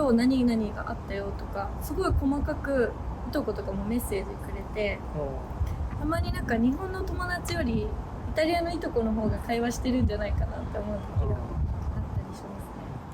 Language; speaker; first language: Japanese; native; Japanese